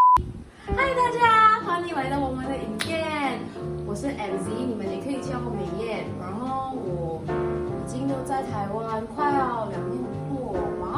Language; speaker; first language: Chinese; non-native, fluent; Indonesian